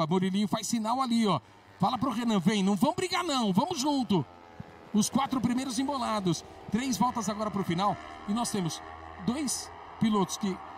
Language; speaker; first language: Portuguese; native; Portuguese